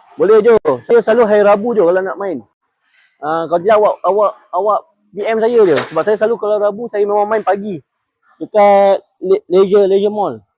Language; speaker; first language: Malay; native; Malay